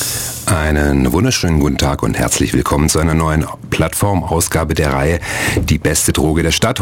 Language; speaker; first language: German; native; German